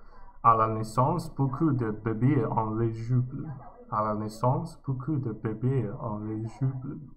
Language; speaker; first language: French; non-native, learner; English